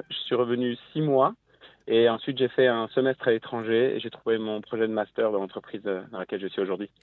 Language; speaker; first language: French; native; French